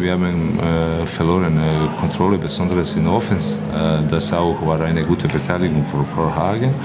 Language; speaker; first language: German; non-native, learner; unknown